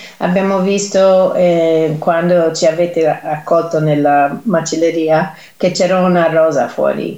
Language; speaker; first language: Italian; native; Italian